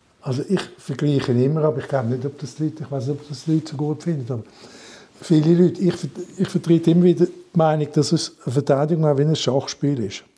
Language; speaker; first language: German; non-native, local second language; French